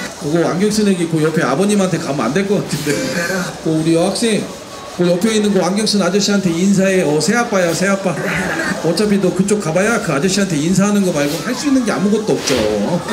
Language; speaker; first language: Korean; native; Korean